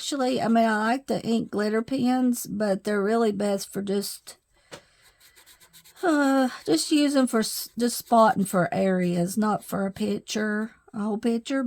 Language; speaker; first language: English; native; English